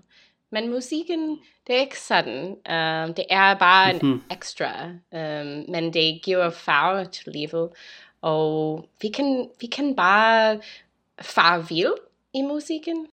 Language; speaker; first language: Danish; non-native, learner; English